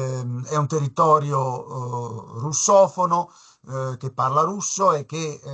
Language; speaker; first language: Italian; native; Italian